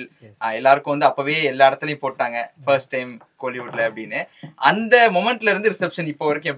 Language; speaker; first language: Tamil; native; Tamil